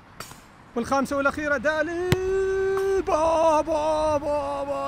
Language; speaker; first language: Arabic; native; Arabic